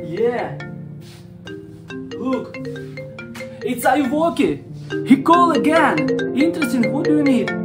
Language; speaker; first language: English; non-native, learner; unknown